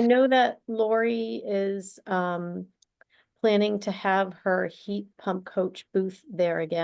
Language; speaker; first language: English; native; English